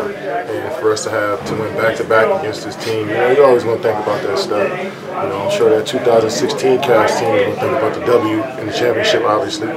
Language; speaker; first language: English; native; English